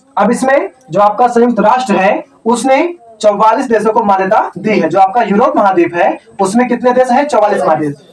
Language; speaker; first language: Hindi; native; Hindi